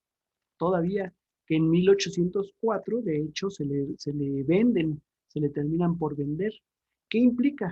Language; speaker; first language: Spanish; native; Spanish